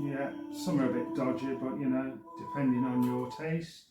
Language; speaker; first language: English; native; English